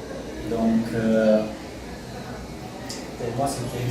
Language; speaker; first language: French; non-native, fluent; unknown